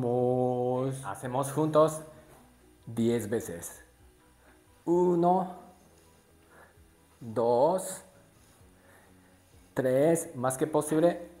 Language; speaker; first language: Spanish; non-native, learner; Japanese